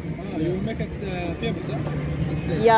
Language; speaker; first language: English; non-native, learner; Arabic